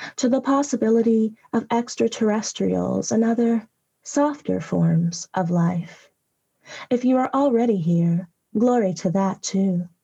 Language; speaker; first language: English; native; English